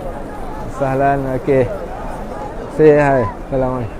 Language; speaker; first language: Malay; native; Malay